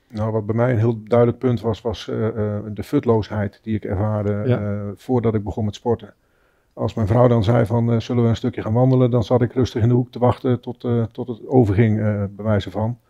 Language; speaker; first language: Dutch; native; Dutch